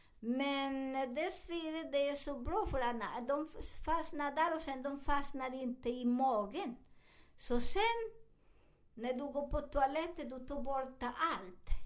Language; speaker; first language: Swedish; non-native, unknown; Spanish